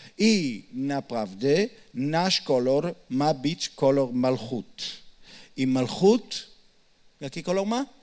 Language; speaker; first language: Polish; non-native, learner; Hebrew